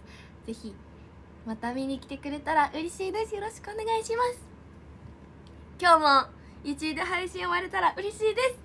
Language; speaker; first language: Japanese; native; Japanese